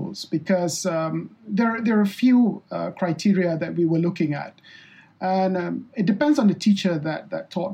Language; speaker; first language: English; non-native, local second language; Malay